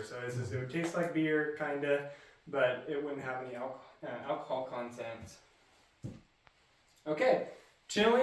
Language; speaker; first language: English; native; English